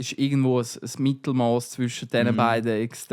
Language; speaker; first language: German; native; German